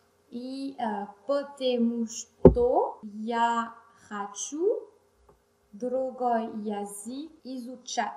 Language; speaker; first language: Russian; non-native, learner; French